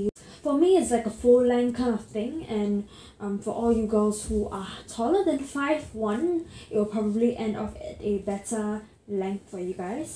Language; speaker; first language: English; native; English